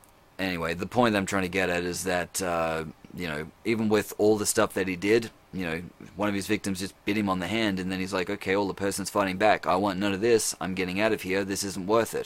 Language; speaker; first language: English; native; English